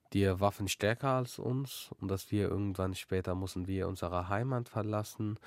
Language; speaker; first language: German; non-native, fluent; Arabic